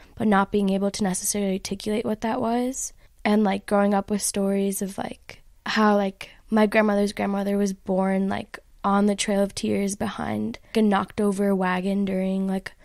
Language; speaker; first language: English; native; English